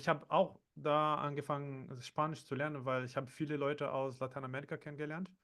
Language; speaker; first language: German; non-native, fluent; Portuguese